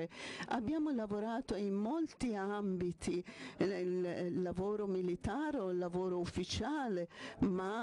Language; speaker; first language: Italian; non-native, fluent; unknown